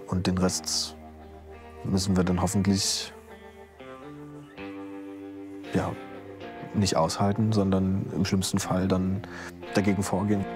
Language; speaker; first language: German; native; German